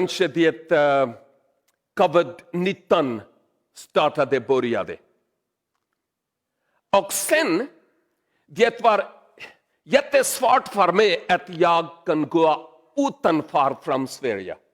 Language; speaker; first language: Swedish; non-native, learner; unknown